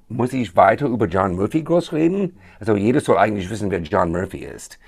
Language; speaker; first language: German; non-native, fluent; English